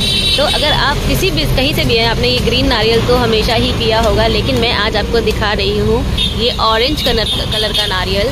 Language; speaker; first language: Hindi; native; Hindi